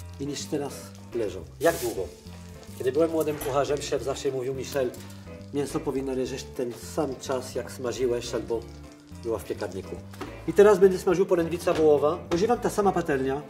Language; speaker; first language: Polish; non-native, fluent; French